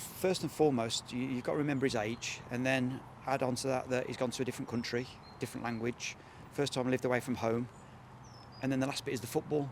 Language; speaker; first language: English; native; English